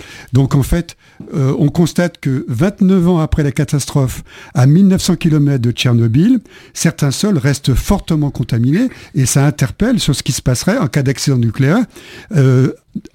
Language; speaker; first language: French; native; French